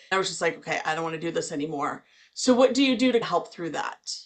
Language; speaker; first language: English; native; English